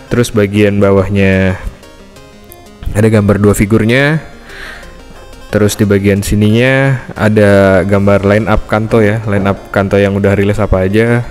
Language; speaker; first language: Indonesian; native; Indonesian